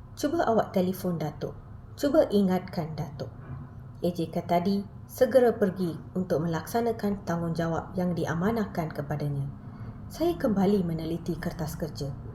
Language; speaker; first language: Malay; non-native, local second language; Tamil